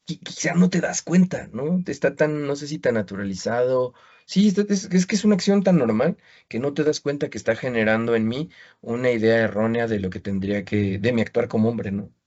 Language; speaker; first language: Spanish; native; Spanish